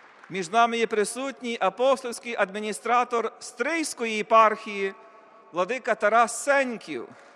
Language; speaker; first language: Ukrainian; native; Ukrainian